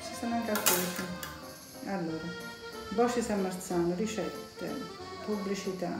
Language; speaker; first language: Italian; native; Italian